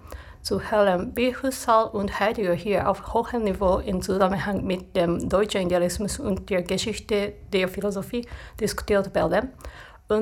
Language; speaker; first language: German; non-native, fluent; Japanese